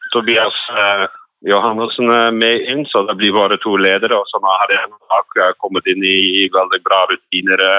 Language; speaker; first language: Norwegian; non-native, fluent; Dutch